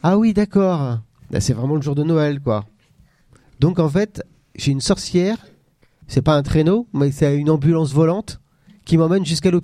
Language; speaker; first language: French; native; French